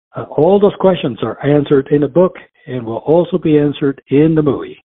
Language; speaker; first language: English; early bilingual, other home language; Spanish